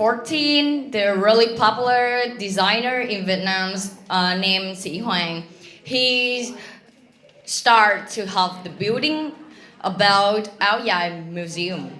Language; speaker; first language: English; non-native, learner; Vietnamese